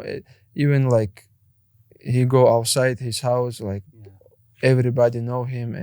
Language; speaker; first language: English; non-native, learner; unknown